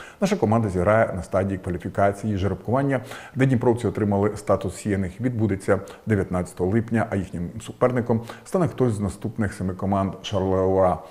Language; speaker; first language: Ukrainian; native; Ukrainian